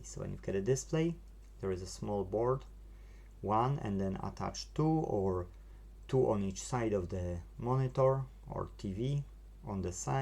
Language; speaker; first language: English; non-native, fluent; Polish